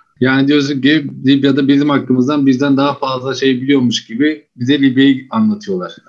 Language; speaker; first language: Turkish; native; Turkish